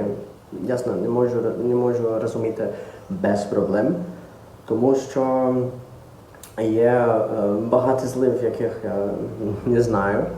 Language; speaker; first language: Ukrainian; non-native, learner; Portuguese